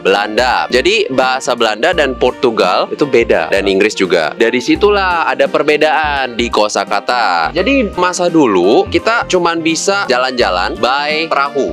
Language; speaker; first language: Indonesian; non-native, fluent; Korean